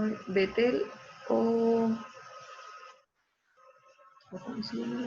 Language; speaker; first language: Spanish; native; Spanish